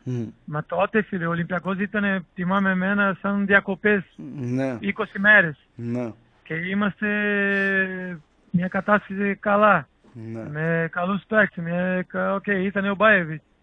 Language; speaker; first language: Greek; non-native, learner; Portuguese